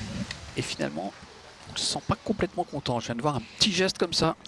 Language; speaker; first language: French; native; French